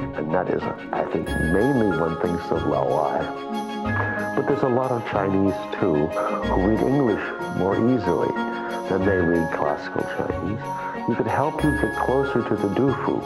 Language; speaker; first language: English; native; English